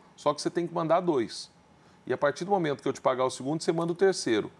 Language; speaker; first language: Portuguese; native; Portuguese